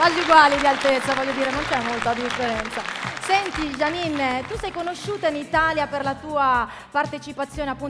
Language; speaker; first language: Italian; native; Italian